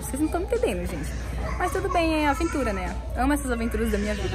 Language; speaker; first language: Portuguese; native; Portuguese